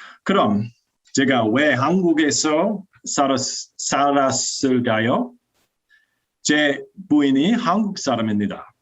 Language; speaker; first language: Korean; non-native, learner; English